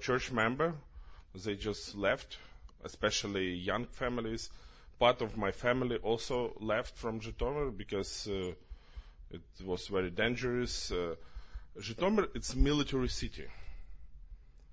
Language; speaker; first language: English; non-native, learner; Ukrainian